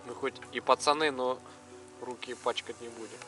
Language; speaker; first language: Russian; native; Russian